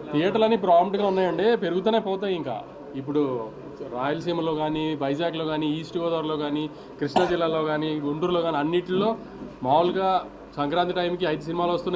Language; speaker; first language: Telugu; native; Telugu